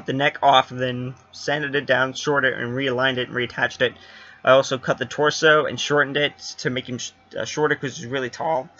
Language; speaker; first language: English; native; English